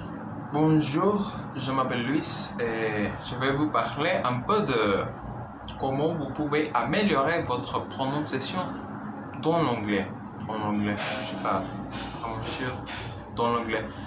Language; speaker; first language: French; non-native, learner; Spanish